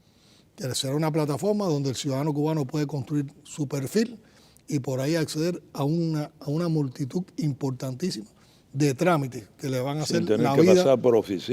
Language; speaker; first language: Spanish; native; Spanish